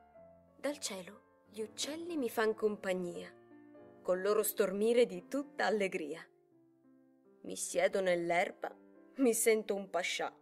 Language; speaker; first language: Italian; native; Italian